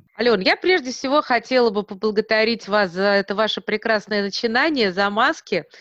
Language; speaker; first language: Russian; native; Russian